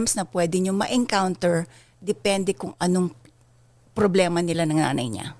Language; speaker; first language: Filipino; native; Filipino